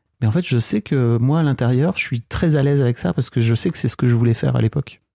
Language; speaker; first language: French; native; French